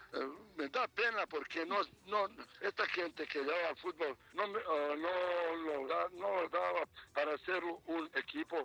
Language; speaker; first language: Spanish; non-native, learner; Serbian